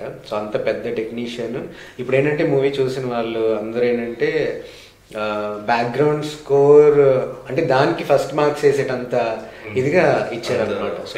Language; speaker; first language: Telugu; native; Telugu